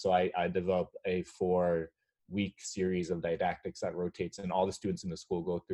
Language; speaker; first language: English; native; English